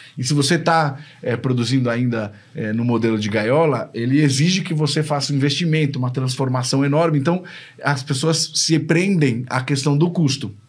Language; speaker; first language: Portuguese; native; Portuguese